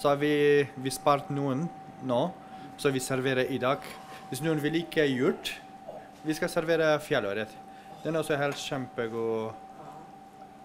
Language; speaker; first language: Norwegian; non-native, learner; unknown